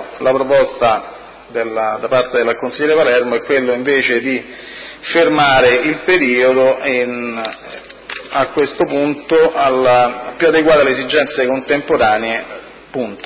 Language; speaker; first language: Italian; native; Italian